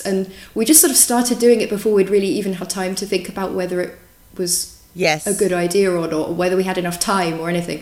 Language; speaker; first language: English; native; English